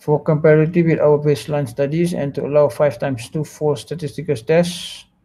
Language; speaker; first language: English; non-native, local second language; Malay